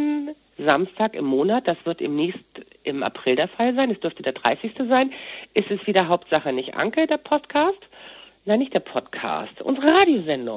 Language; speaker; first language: German; native; German